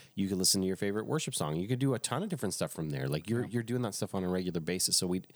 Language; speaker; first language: English; native; English